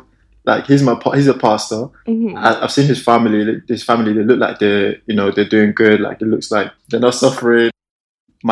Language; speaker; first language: English; non-native, local second language; Yoruba